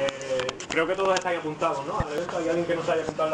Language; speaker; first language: Spanish; native; Spanish